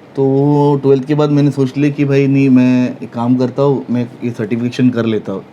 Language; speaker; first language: Hindi; non-native, local second language; Marathi